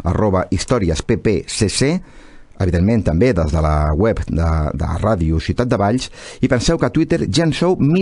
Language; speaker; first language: Catalan; native; Catalan